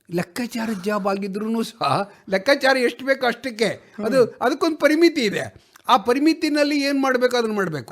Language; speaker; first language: Kannada; native; Kannada